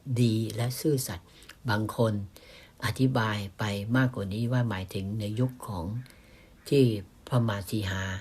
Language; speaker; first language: Thai; native; Thai